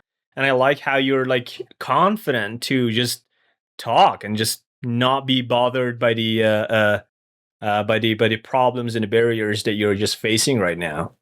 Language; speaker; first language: English; non-native, fluent; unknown